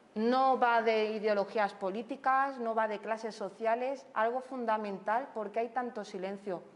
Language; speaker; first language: Spanish; native; Spanish